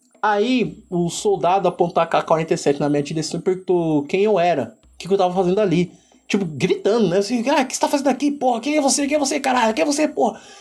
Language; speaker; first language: Portuguese; early bilingual, other home language; Igbo